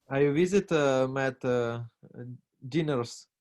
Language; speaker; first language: English; non-native, learner; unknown